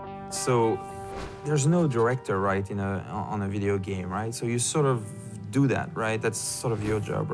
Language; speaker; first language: English; non-native, fluent; French